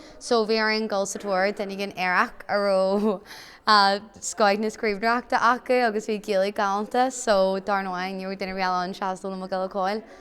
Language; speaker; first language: Irish; non-native, local second language; English